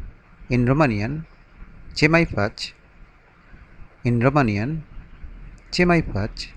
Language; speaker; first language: Romanian; non-native, learner; Bangla